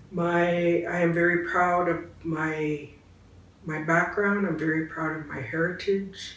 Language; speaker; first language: English; native; English